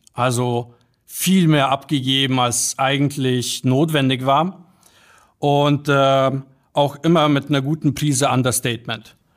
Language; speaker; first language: German; early bilingual, other home language; Polish